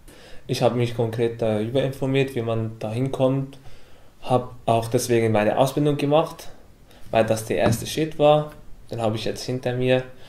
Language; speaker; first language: German; non-native, local second language; Arabic